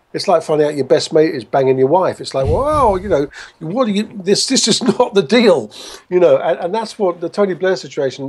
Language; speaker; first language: English; native; English